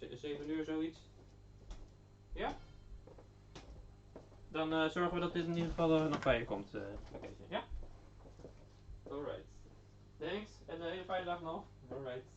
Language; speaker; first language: Dutch; native; Dutch